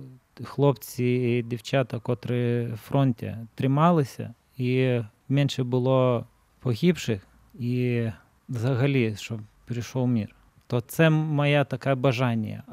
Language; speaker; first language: Ukrainian; non-native, fluent; Lithuanian